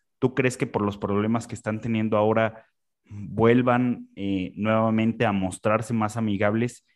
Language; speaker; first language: Spanish; native; Spanish